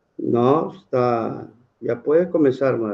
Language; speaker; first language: Spanish; non-native, fluent; Portuguese